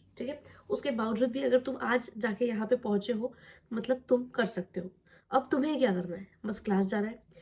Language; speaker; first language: Hindi; non-native, local second language; Marathi